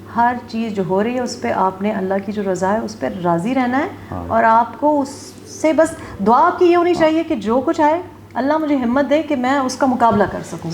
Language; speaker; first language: Urdu; early bilingual, heritage; Urdu